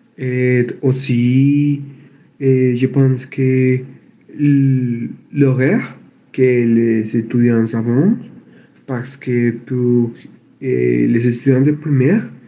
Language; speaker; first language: French; non-native, learner; Spanish